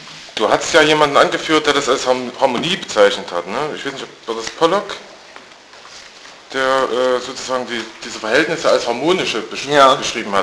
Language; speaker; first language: German; native; German